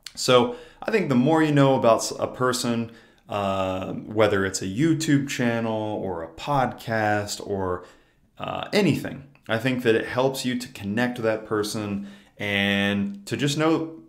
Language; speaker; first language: English; native; English